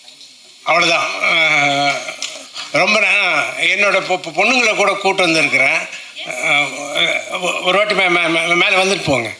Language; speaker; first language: Tamil; non-native, local second language; Telugu